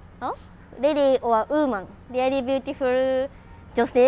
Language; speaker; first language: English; non-native, learner; Japanese